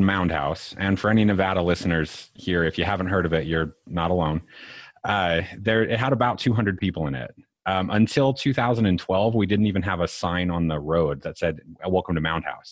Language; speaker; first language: English; native; English